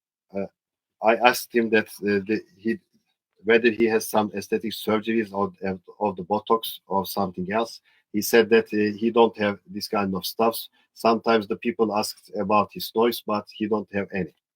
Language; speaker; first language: English; non-native, learner; Turkish